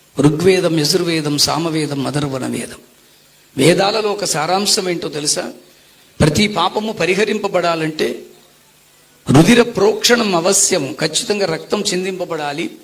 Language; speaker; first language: Telugu; non-native, local second language; Tamil